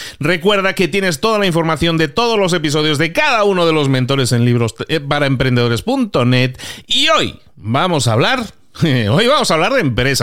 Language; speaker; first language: Spanish; native; Spanish